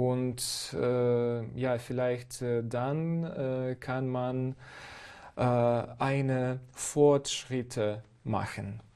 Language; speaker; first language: German; non-native, fluent; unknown